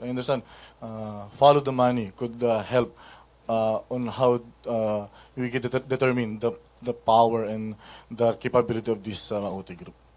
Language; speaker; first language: English; non-native, local second language; Filipino